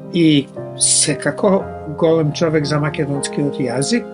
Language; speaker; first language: Macedonian; non-native, fluent; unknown